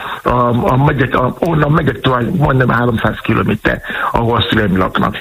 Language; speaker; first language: Hungarian; non-native, fluent; Yoruba